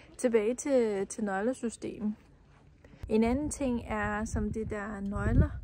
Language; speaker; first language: Danish; non-native, learner; Chinese